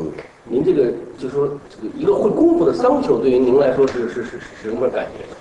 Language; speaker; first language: Chinese; native; Chinese